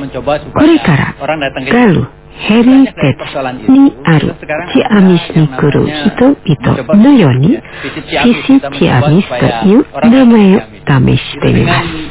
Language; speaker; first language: Japanese; non-native, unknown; Indonesian